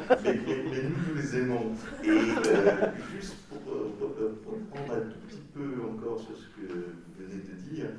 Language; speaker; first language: French; native; French